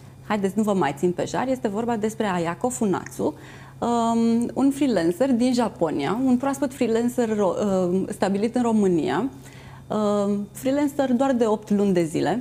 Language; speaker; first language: Romanian; native; Romanian